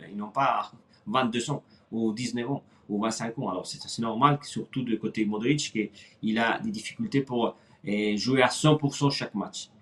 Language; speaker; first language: French; non-native, fluent; Spanish